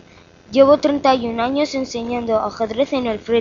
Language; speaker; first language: Spanish; native; Spanish